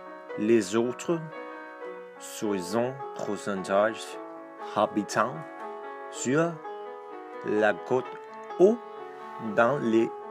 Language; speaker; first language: French; non-native, learner; Danish